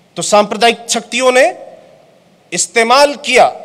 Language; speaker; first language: Hindi; native; Hindi